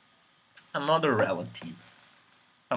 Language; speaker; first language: English; non-native, fluent; Portuguese